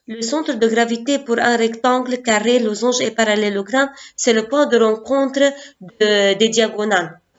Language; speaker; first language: French; non-native, local second language; Arabic